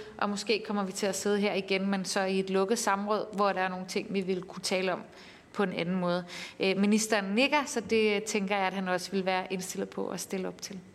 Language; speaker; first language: Danish; native; Danish